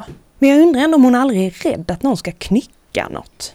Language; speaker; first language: Swedish; native; Swedish